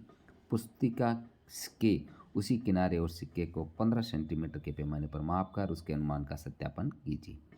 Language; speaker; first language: Hindi; native; Hindi